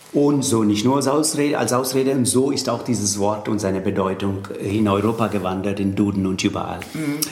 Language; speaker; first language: German; non-native, fluent; Tamil